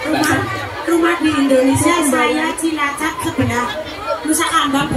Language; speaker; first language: Indonesian; non-native, local second language; Javanese